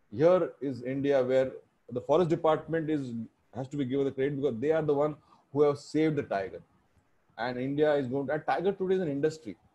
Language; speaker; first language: English; non-native, local second language; Marathi